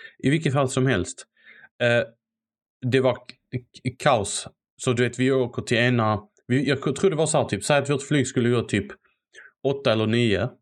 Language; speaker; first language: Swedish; early bilingual, other home language; Arabic